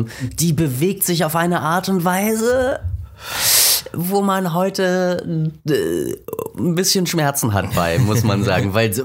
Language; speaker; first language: German; native; German